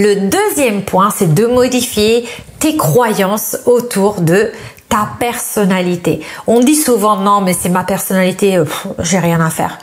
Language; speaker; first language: French; non-native, fluent; Italian